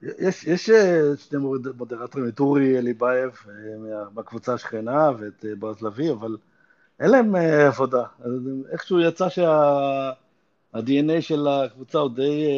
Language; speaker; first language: Hebrew; native; Hebrew